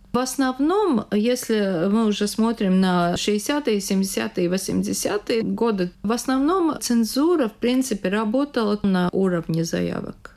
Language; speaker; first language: Russian; non-native, local second language; Latvian